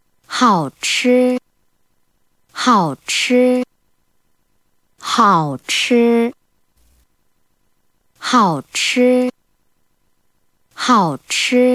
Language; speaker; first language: Chinese; non-native, learner; Korean